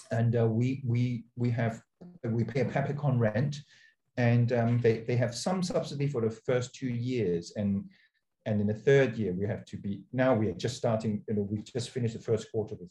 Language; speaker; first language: English; non-native, local second language; Cantonese